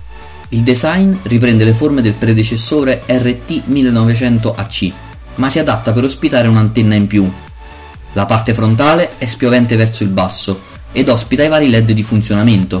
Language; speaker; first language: Italian; native; Italian